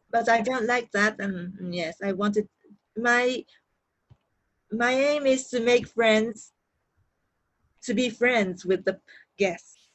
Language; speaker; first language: English; non-native, learner; Japanese